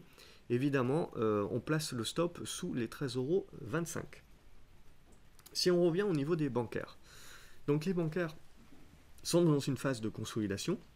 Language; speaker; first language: French; native; French